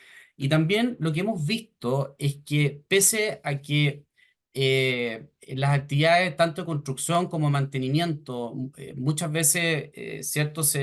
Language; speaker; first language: Spanish; native; Spanish